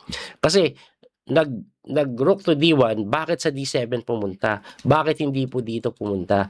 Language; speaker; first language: Filipino; native; Filipino